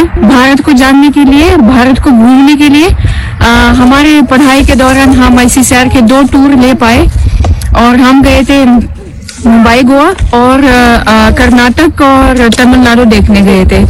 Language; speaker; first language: Hindi; non-native, fluent; Russian